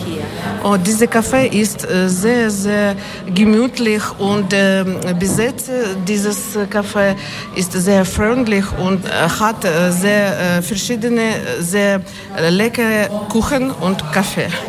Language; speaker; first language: German; non-native, learner; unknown